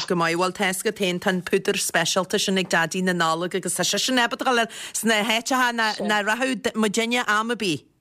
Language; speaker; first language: Irish; native; Irish